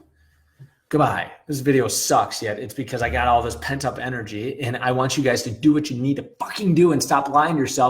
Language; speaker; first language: English; native; English